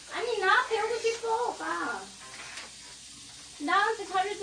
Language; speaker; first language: Korean; non-native, learner; Swedish